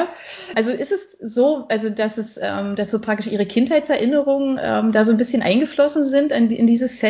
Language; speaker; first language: German; native; German